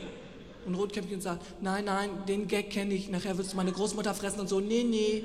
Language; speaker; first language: German; native; German